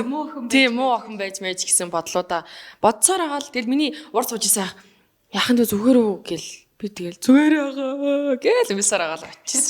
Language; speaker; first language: Mongolian; native; Mongolian